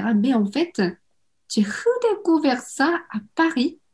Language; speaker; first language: French; non-native, fluent; Korean